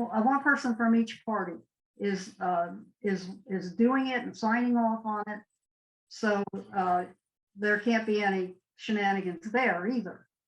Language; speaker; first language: English; native; English